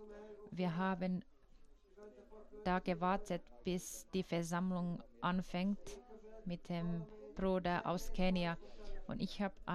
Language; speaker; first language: German; non-native, fluent; Finnish